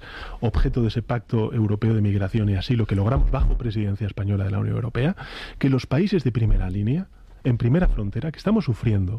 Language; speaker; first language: Spanish; native; Spanish